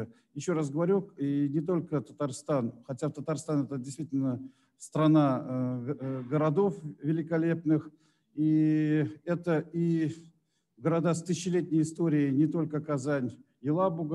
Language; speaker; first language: Russian; native; Russian